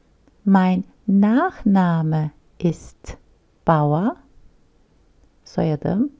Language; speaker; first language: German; non-native, fluent; Turkish